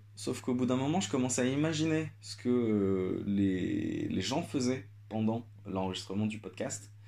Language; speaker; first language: French; non-native, local second language; Arabic